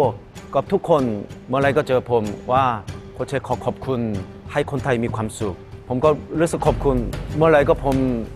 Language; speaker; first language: Thai; non-native, fluent; Korean